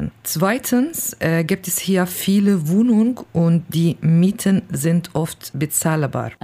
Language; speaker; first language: German; non-native, learner; Kurdish